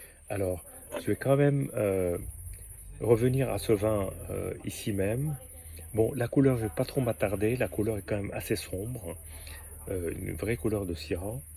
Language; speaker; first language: French; native; French